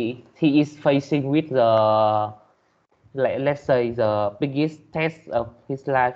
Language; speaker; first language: English; non-native, learner; Vietnamese